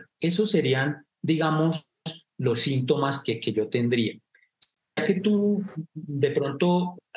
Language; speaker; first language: Spanish; native; Spanish